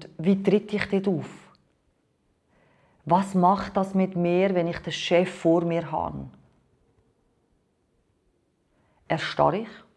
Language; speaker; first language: German; non-native, fluent; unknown